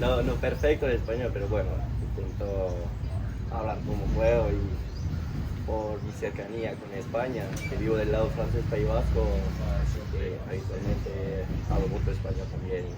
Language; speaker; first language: Spanish; non-native, fluent; French